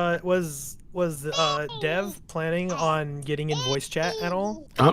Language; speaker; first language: English; native; English